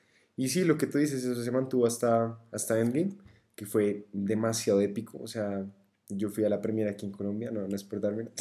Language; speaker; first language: Spanish; native; Spanish